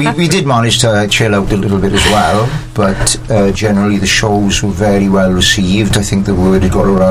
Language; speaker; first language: English; native; English